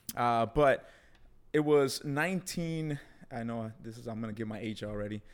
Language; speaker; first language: English; early bilingual, other home language; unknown